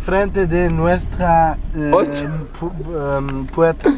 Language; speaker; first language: Spanish; non-native, learner; German